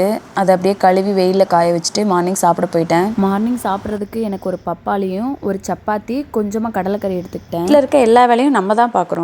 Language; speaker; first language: Tamil; native; Tamil